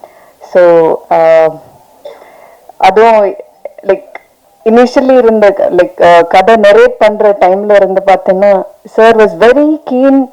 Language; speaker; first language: Tamil; non-native, fluent; Malayalam